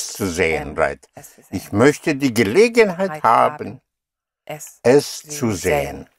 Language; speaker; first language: German; non-native, fluent; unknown